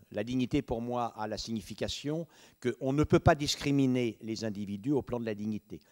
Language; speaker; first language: French; native; French